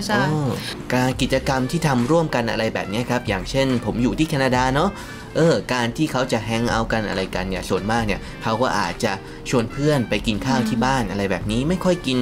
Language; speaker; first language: Thai; native; Thai